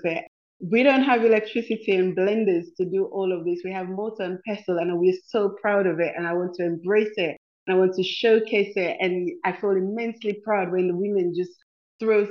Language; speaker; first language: English; non-native, local second language; Krio